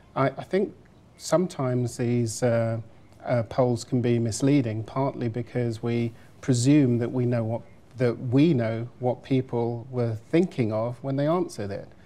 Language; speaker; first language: English; native; English